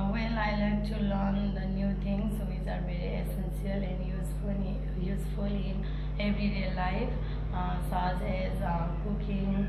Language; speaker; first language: English; non-native, learner; Nepali